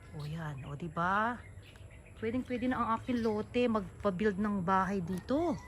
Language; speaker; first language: Filipino; non-native, local second language; Pampanga